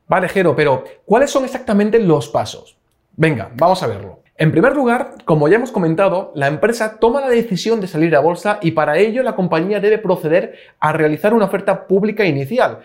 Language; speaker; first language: Spanish; native; Spanish